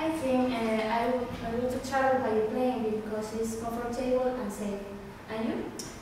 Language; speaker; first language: English; non-native, learner; Spanish